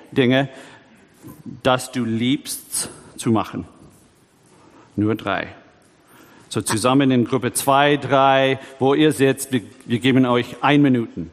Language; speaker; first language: German; early bilingual, heritage; German